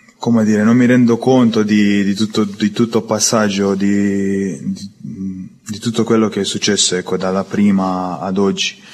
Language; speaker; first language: Italian; non-native, learner; Croatian